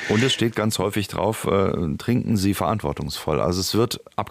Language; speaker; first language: German; native; German